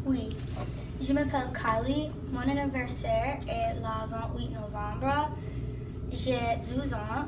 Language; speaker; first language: French; non-native, learner; English